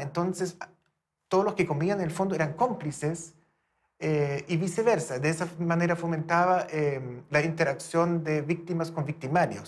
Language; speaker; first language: Spanish; native; Spanish